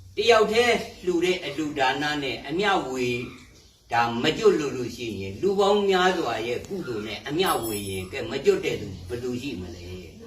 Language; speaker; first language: Burmese; native; Burmese